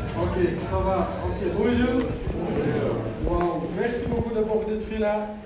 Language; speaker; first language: French; non-native, fluent; Swahili